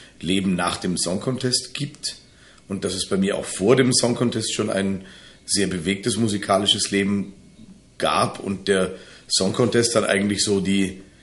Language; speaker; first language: German; native; German